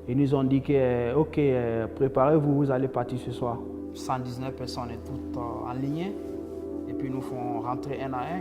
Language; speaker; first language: French; non-native, local second language; Bambara